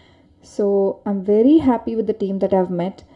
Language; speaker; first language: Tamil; non-native, learner; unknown